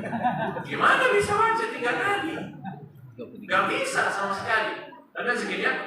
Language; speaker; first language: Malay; non-native, fluent; Arabic